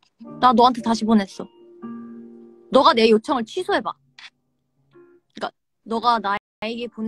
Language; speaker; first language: Korean; native; Korean